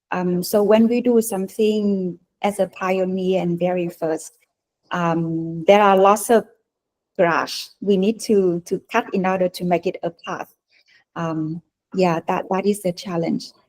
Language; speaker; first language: English; non-native, fluent; Vietnamese